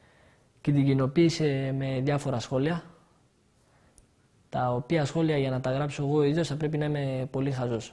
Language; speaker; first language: Greek; early bilingual, other home language; Albanian